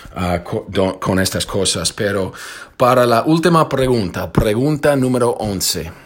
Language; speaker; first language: Spanish; non-native, fluent; English